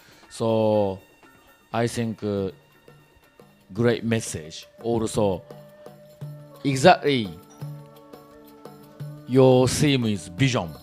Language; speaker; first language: English; non-native, learner; Japanese